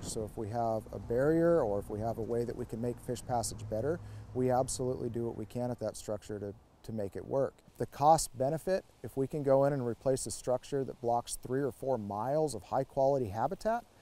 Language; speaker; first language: English; native; English